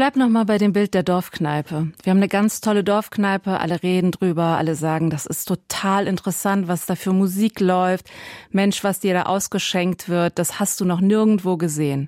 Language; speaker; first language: German; native; German